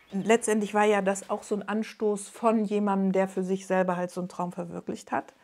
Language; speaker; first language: German; native; German